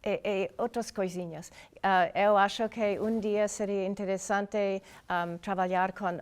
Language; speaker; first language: Portuguese; non-native, learner; English